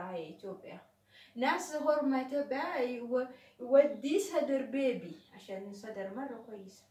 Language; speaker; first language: Arabic; non-native, learner; Oromo